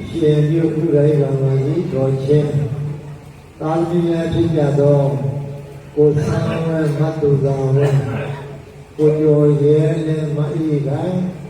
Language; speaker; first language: Burmese; native; Burmese